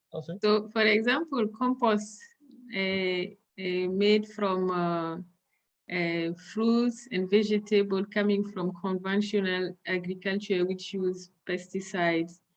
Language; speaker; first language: English; non-native, fluent; French